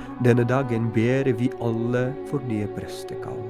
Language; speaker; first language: Norwegian; non-native, fluent; Polish